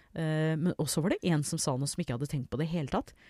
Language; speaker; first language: Norwegian; early bilingual, other home language; English